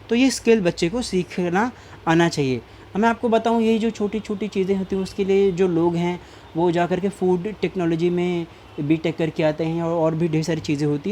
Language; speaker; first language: Hindi; native; Hindi